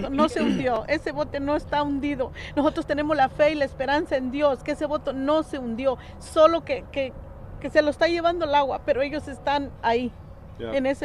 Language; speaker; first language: Spanish; native; Spanish